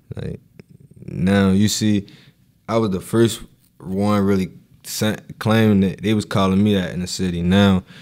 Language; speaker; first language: English; native; English